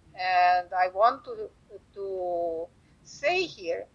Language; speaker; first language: English; non-native, fluent; Romanian